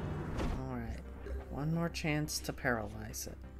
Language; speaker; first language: English; native; English